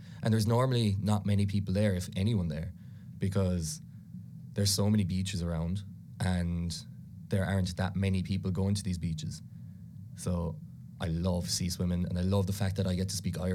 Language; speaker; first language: English; non-native, local second language; Irish